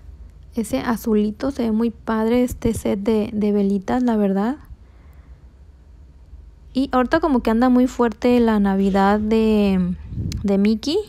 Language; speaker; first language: Spanish; native; Spanish